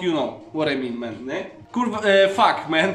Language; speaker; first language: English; non-native, learner; Polish